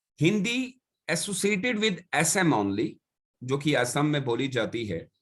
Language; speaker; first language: Hindi; native; Hindi